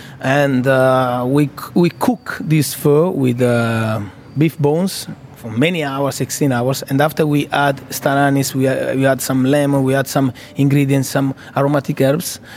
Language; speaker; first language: English; non-native, fluent; Italian